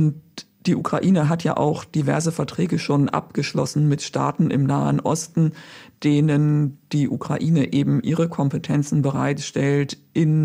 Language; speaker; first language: German; native; German